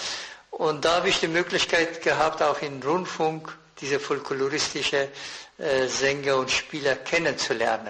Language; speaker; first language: German; non-native, fluent; Persian